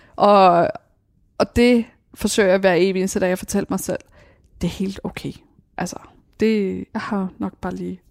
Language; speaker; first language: Danish; early bilingual, other home language; Persian